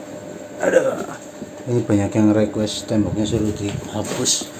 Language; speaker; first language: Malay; non-native, local second language; Javanese